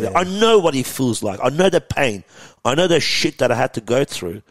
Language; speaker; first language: English; early bilingual, other home language; Persian